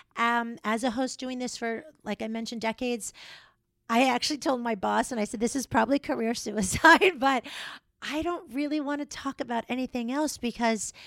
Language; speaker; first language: English; native; English